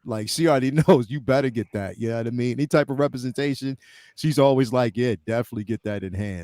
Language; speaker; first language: English; native; English